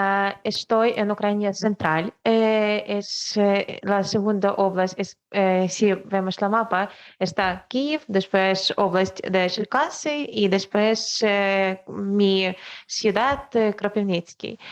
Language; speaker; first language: Spanish; non-native, fluent; Ukrainian